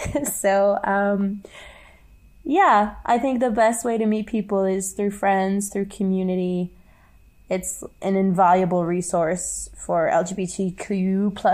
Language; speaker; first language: English; native; English